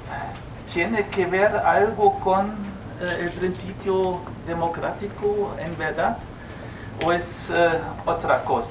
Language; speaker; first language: Spanish; non-native, fluent; German